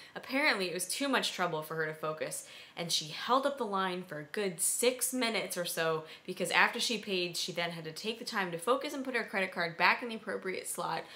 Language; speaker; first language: English; native; English